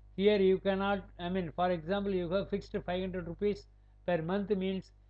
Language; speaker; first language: English; non-native, local second language; Tamil